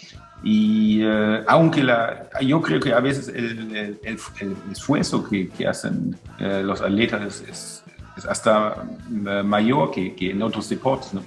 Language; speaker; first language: Spanish; non-native, fluent; German